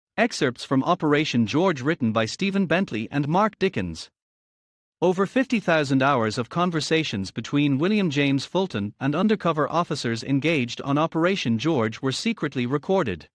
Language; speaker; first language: English; native; English